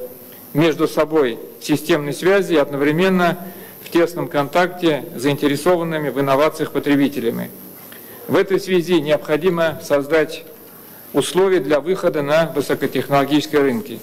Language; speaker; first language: Russian; native; Russian